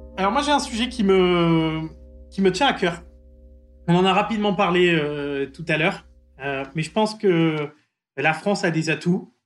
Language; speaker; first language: French; native; French